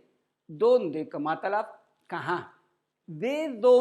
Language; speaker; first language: Spanish; non-native, learner; Urdu